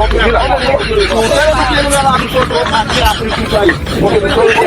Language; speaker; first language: Spanish; non-native, learner; Haitian Creole